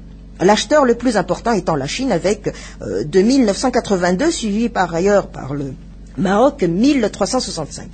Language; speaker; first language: French; non-native, local second language; Malagasy